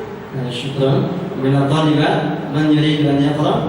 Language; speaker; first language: Arabic; non-native, fluent; Indonesian